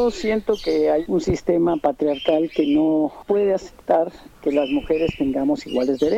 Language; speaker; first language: Spanish; native; Spanish